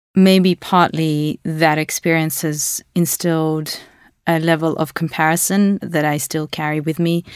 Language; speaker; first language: English; early bilingual, other home language; Russian